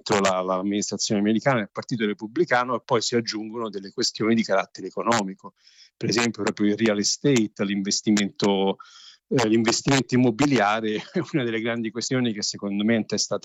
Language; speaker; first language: Italian; native; Italian